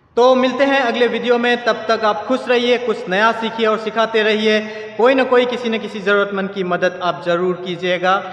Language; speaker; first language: Hindi; non-native, local second language; Assamese